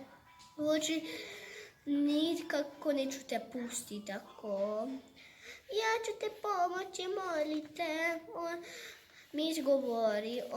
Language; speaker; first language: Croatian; early bilingual, heritage; Serbian